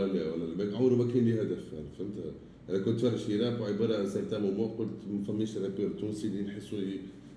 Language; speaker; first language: Arabic; native; Arabic